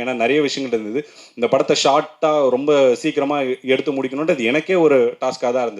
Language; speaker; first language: Tamil; native; Tamil